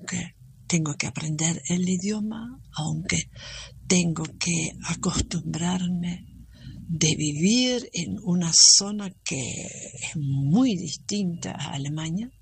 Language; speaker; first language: Spanish; non-native, learner; German